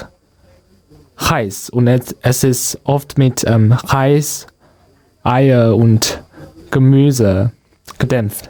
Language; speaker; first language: German; non-native, learner; Chinese